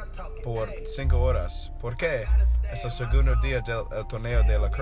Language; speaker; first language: Spanish; non-native, learner; English